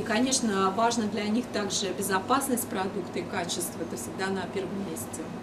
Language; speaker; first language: Russian; native; Russian